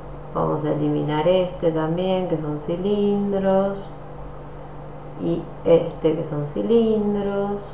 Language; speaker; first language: Spanish; native; Spanish